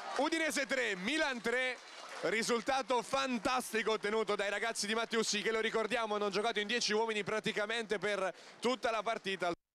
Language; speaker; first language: Italian; native; Italian